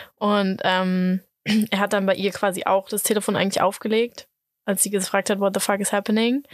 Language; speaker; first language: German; native; German